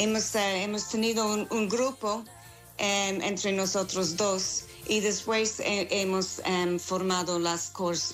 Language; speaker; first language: Spanish; non-native, fluent; English